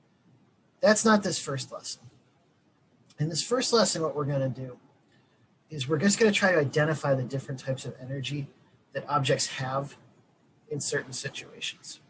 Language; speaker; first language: English; native; English